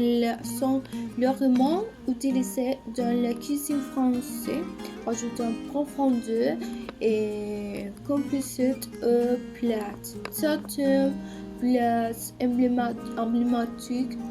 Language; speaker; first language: French; non-native, learner; Spanish